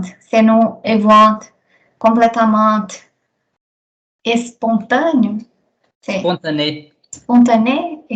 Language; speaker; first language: French; non-native, learner; Portuguese